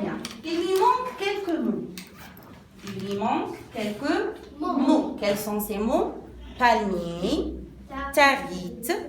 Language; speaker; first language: French; non-native, local second language; Arabic